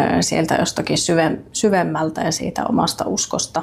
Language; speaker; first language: Finnish; native; Finnish